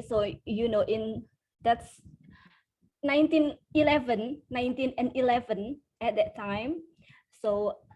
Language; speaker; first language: English; non-native, fluent; Indonesian